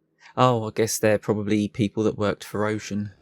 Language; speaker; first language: English; native; English